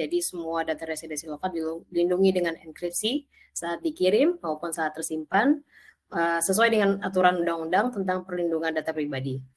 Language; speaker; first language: Indonesian; native; Indonesian